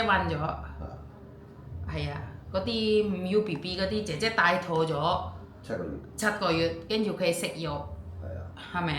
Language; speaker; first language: Cantonese; non-native, learner; Javanese